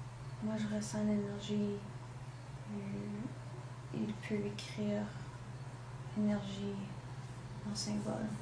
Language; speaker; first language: French; non-native, local second language; English